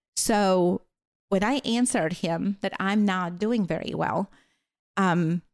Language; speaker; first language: English; non-native, fluent; Latvian